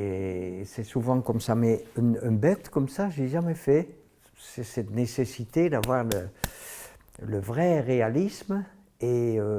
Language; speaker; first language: French; non-native, fluent; Dutch